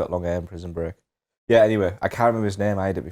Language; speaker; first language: English; native; English